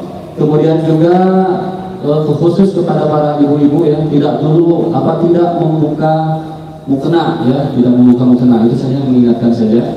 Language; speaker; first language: Indonesian; native; Indonesian